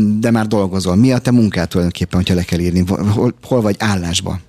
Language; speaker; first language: Hungarian; native; Hungarian